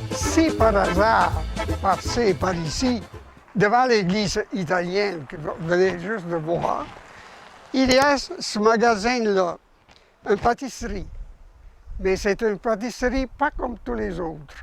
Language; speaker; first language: French; non-native, fluent; Italian